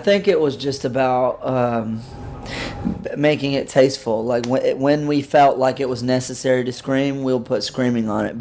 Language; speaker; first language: English; native; English